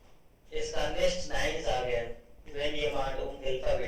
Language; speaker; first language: German; non-native, learner; Hindi